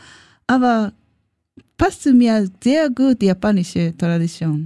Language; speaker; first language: German; non-native, learner; Japanese